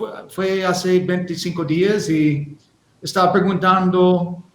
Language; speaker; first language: Spanish; non-native, learner; English